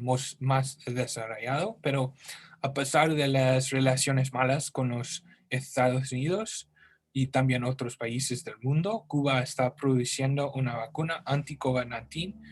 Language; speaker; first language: Spanish; non-native, learner; English